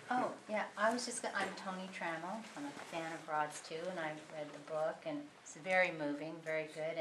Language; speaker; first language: English; native; English